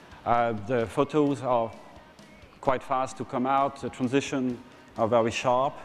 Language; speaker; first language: English; non-native, fluent; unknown